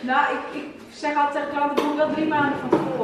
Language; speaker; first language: Dutch; native; Dutch